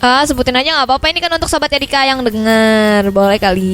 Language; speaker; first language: Indonesian; native; Indonesian